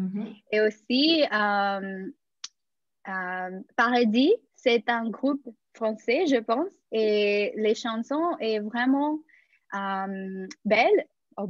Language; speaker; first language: French; non-native, fluent; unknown